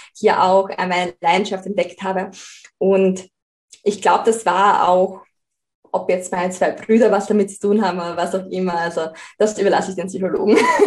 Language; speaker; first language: German; native; German